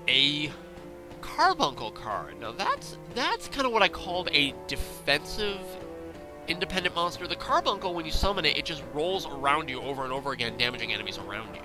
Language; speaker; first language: English; native; English